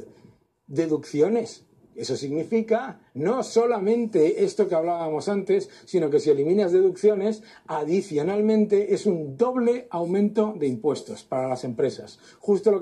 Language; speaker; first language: Spanish; native; Spanish